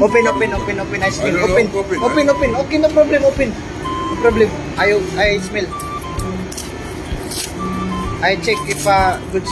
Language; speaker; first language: English; non-native, learner; Filipino